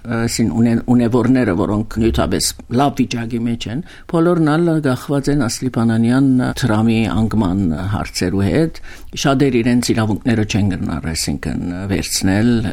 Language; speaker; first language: Armenian; early bilingual, heritage; Armenian